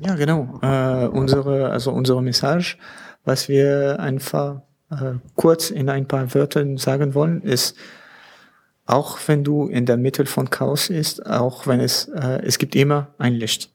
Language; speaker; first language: German; non-native, learner; French